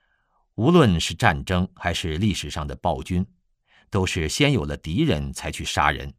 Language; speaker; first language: Chinese; native; Chinese